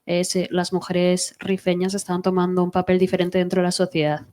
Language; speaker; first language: Spanish; native; Spanish